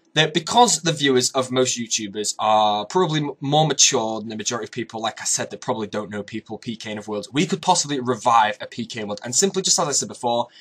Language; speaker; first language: English; native; English